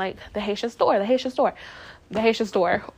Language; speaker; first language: English; native; English